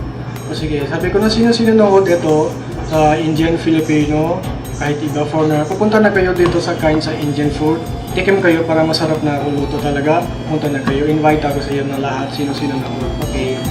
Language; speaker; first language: Filipino; non-native, learner; Punjabi